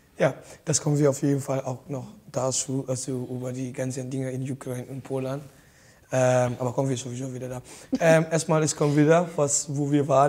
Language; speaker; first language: German; non-native, learner; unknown